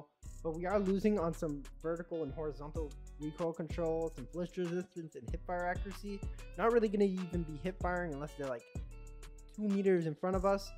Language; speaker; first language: English; native; English